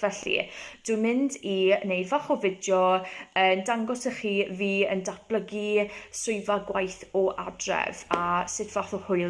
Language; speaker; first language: Welsh; non-native, local second language; English